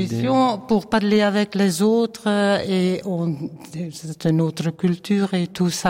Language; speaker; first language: French; non-native, learner; Dutch